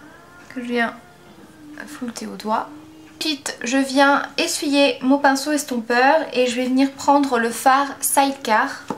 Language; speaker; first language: French; native; French